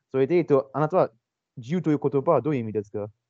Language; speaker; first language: Japanese; non-native, learner; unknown